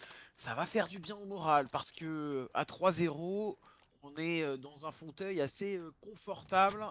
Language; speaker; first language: French; native; French